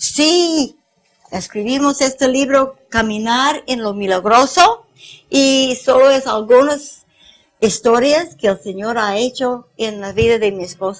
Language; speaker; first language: Spanish; non-native, fluent; English